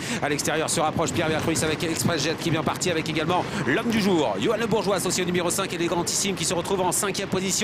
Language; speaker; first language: French; native; French